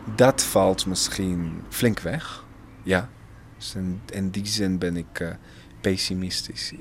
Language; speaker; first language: Dutch; non-native, fluent; Hebrew